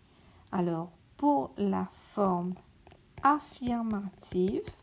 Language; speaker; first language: French; non-native, local second language; Morisyen